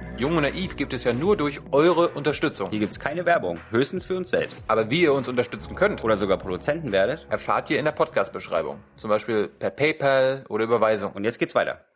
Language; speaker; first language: German; native; German